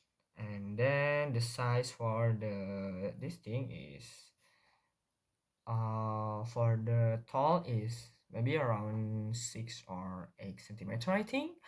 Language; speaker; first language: English; non-native, learner; Indonesian